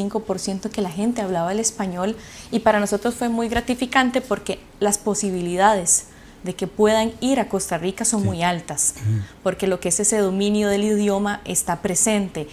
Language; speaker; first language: Spanish; native; Spanish